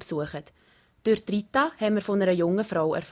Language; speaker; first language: German; native; German